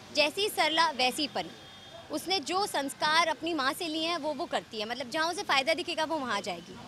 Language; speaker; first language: Hindi; native; Hindi